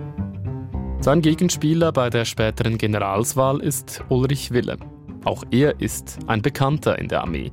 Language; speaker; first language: German; native; German